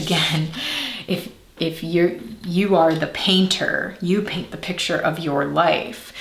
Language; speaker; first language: English; native; English